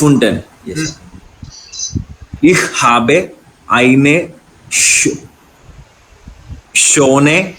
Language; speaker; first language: German; non-native, learner; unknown